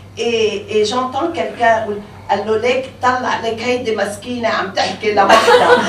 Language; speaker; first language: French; non-native, local second language; Arabic